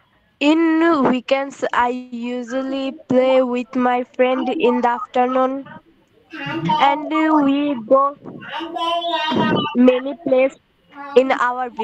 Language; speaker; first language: English; non-native, learner; Bangla